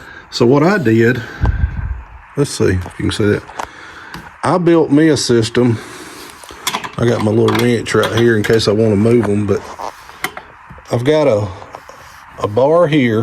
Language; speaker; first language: English; native; English